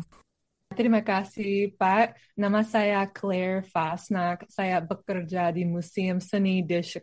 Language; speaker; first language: Indonesian; non-native, learner; English